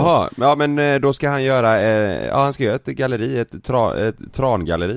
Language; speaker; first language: Swedish; native; Swedish